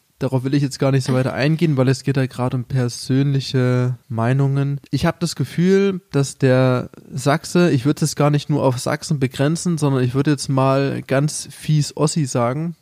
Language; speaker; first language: German; native; German